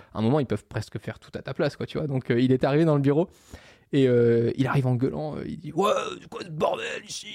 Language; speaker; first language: French; native; French